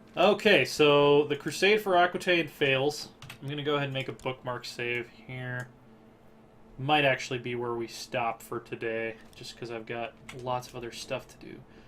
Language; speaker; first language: English; native; English